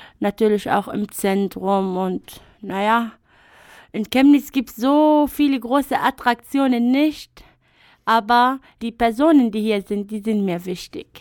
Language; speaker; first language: German; non-native, fluent; Arabic